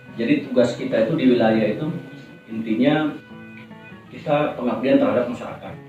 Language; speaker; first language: Indonesian; native; Indonesian